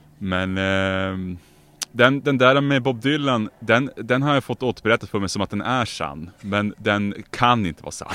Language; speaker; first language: Swedish; native; Swedish